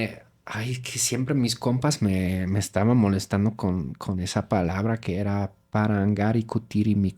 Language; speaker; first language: Spanish; non-native, fluent; German